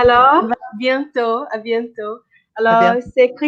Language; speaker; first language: French; non-native, fluent; Portuguese